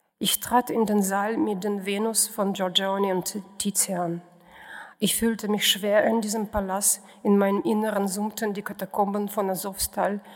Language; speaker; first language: German; non-native, fluent; Russian